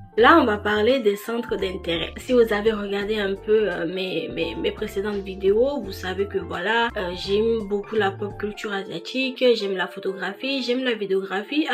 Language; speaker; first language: French; early bilingual, other home language; Ewe